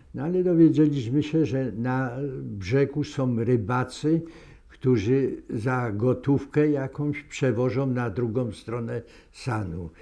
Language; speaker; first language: Polish; native; Polish